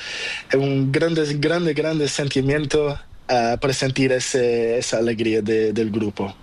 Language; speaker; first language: Spanish; non-native, learner; Portuguese